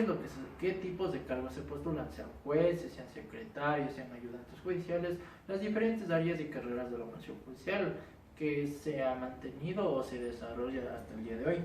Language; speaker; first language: Spanish; native; Spanish